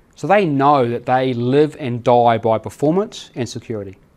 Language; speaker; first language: English; native; English